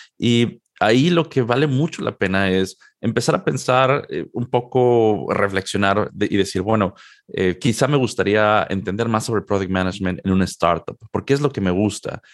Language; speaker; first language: Spanish; native; Spanish